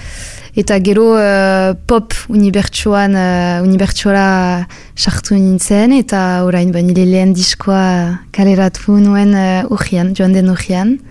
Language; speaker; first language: Basque; non-native, local second language; French